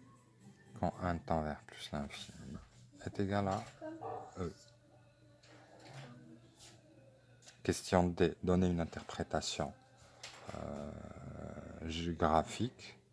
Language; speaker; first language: French; native; French